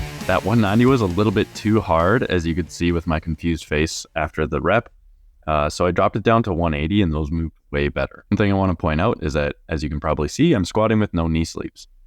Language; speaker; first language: English; native; English